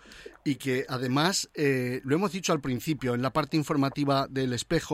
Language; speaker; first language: Spanish; native; Spanish